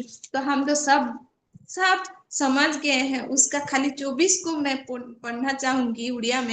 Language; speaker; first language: Hindi; non-native, local second language; Odia